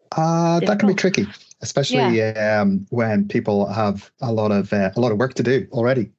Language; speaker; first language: English; native; English